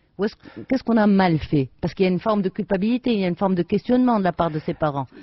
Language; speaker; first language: French; non-native, local second language; Arabic